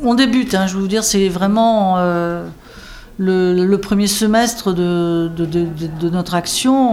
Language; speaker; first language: French; native; French